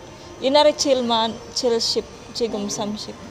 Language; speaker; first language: Korean; non-native, learner; Filipino